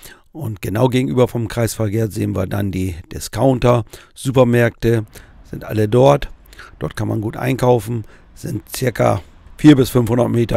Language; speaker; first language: German; native; German